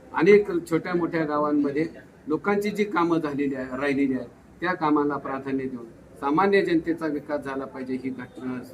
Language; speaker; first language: Marathi; native; Marathi